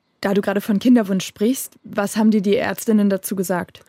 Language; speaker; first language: German; native; German